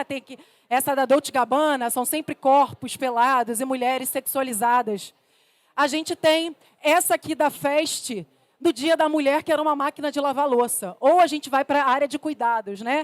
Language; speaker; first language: Portuguese; native; Portuguese